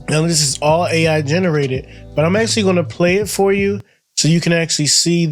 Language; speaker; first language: English; native; English